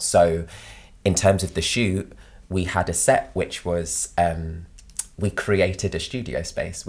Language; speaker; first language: English; native; English